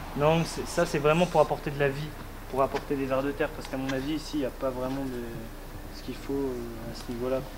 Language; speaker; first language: French; native; French